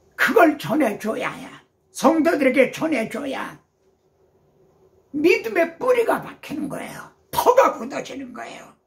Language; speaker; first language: Korean; native; Korean